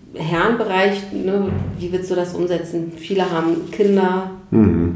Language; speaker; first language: German; native; German